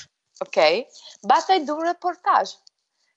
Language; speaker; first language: English; non-native, fluent; Italian